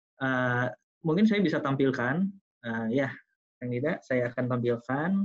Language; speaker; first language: Indonesian; non-native, local second language; Sundanese